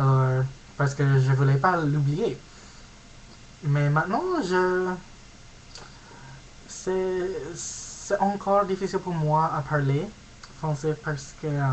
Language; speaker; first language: French; non-native, learner; English